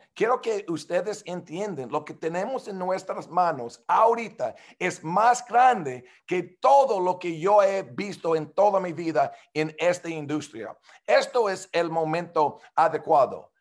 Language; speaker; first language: Spanish; non-native, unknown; English